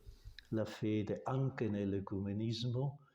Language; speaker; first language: Italian; non-native, local second language; German